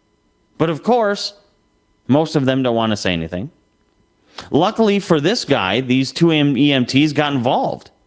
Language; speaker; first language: English; native; English